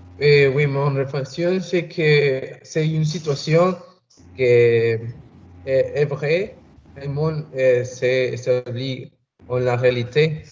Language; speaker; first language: French; non-native, learner; Spanish